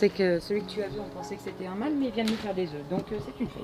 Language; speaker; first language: French; native; French